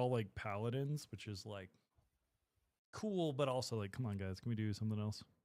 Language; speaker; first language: English; native; English